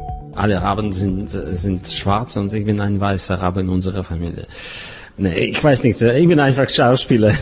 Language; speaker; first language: German; non-native, fluent; Russian